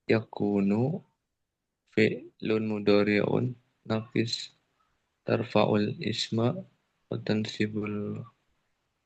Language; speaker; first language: Arabic; non-native, learner; Indonesian